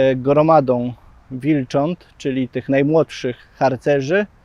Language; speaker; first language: Polish; native; Polish